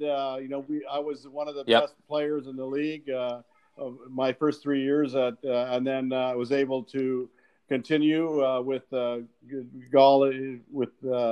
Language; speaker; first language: English; native; English